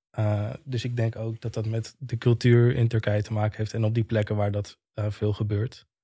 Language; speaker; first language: Dutch; early bilingual, other home language; Turkish